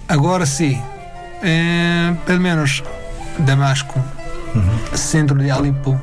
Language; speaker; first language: Portuguese; non-native, learner; Arabic